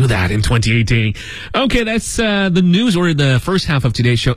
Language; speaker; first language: English; native; English